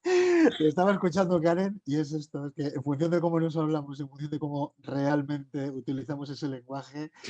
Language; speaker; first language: Spanish; native; Spanish